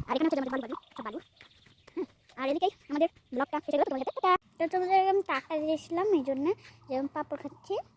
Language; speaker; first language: Bangla; native; Bangla